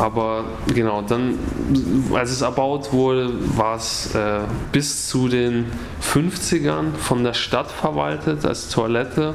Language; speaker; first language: German; native; German